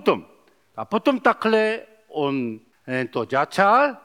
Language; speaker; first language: Czech; non-native, learner; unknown